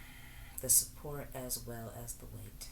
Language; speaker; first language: English; native; English